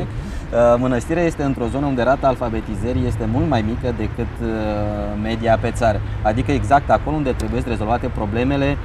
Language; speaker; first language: Romanian; native; Romanian